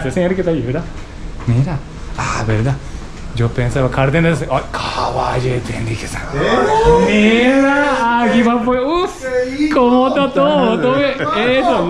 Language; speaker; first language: Spanish; non-native, learner; Japanese